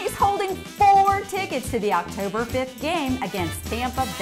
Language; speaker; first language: English; native; English